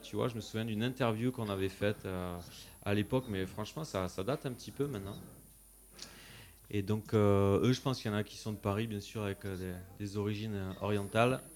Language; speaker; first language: French; native; French